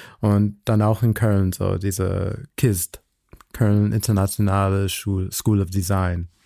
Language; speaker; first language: German; non-native, fluent; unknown